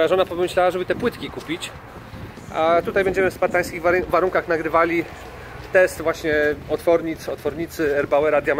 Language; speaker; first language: Polish; native; Polish